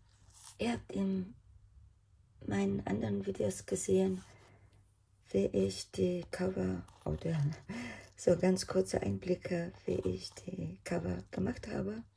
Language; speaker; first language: German; non-native, fluent; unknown